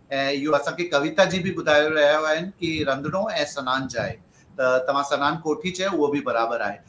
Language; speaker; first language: Sindhi; early bilingual, heritage; Sindhi